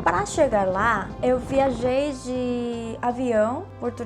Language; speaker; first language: Portuguese; non-native, fluent; Korean